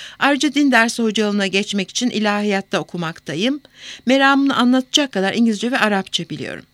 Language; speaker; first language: Turkish; native; Turkish